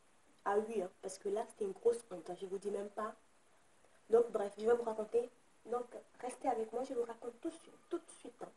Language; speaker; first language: French; native; French